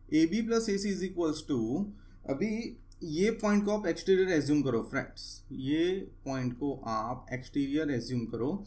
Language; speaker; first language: Hindi; non-native, local second language; Gujarati